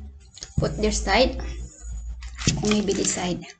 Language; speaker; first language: English; non-native, local second language; Cebuano